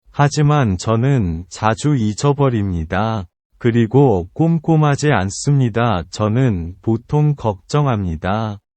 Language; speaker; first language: Korean; non-native, learner; Vietnamese